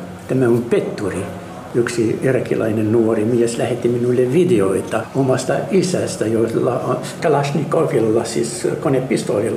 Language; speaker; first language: Finnish; non-native, fluent; Arabic